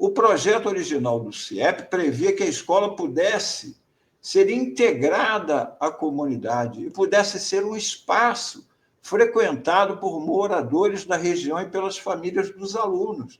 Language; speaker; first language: Portuguese; native; Portuguese